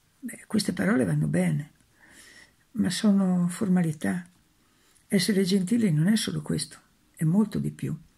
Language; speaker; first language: Italian; native; Italian